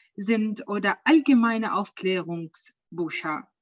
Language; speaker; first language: German; non-native, learner; Arabic